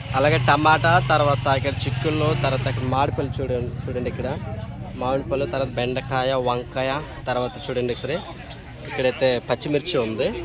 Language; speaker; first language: Telugu; native; Telugu